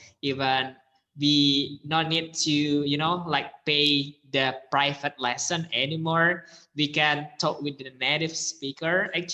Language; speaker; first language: English; non-native, fluent; Indonesian